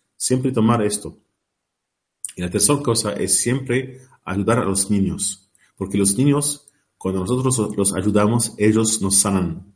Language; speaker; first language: Spanish; non-native, learner; Arabic